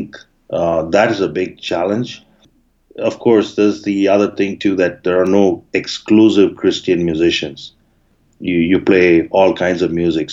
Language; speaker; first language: English; non-native, local second language; Malayalam